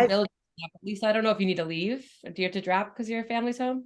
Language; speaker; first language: English; native; English